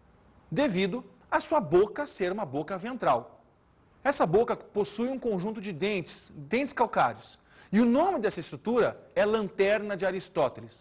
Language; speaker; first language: Portuguese; native; Portuguese